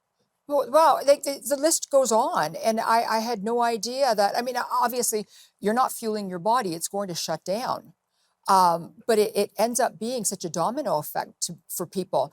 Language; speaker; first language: English; native; English